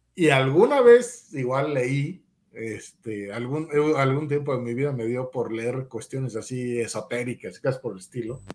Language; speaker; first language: Spanish; native; Spanish